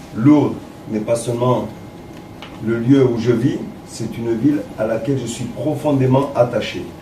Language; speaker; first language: French; early bilingual, other home language; Arabic